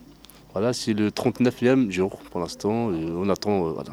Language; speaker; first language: French; non-native, fluent; Arabic